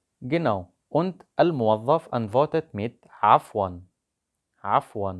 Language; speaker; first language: German; non-native, fluent; Arabic